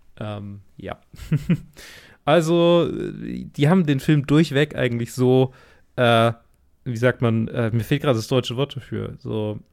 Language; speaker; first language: German; native; German